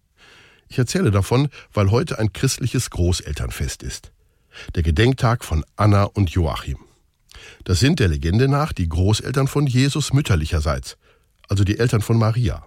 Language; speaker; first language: German; native; German